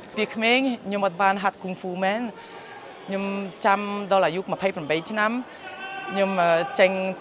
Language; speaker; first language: Khmer; early bilingual, heritage; Khmer